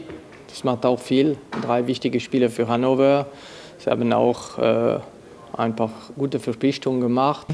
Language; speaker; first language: German; non-native, local second language; French